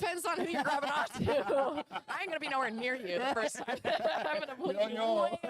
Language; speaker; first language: English; native; English